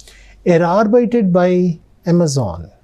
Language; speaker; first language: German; non-native, fluent; Telugu